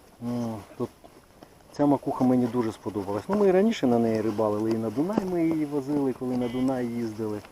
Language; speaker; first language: Ukrainian; native; Ukrainian